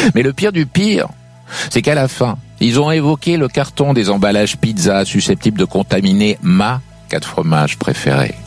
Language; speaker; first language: French; native; French